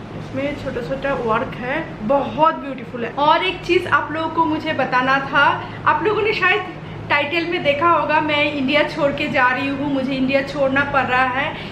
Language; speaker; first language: Hindi; non-native, local second language; Bangla